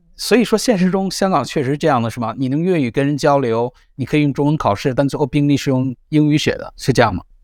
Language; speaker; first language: Chinese; native; Chinese